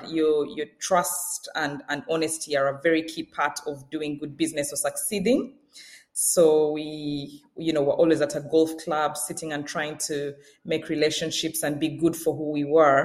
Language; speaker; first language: English; non-native, local second language; Ganda